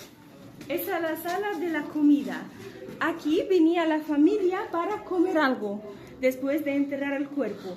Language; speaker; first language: Spanish; non-native, fluent; Arabic